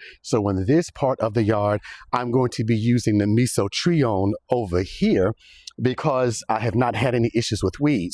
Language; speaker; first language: English; native; English